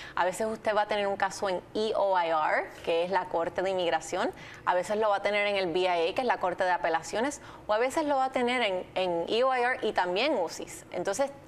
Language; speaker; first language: Spanish; native; Spanish